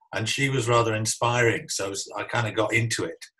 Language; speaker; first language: English; native; English